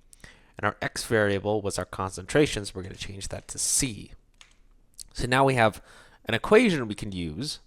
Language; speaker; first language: English; native; English